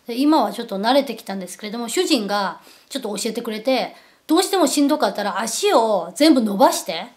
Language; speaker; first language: Japanese; non-native, fluent; Korean